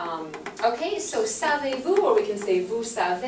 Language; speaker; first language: French; non-native, fluent; English